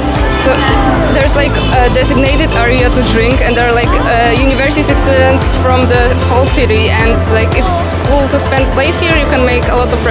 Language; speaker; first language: English; non-native, fluent; Polish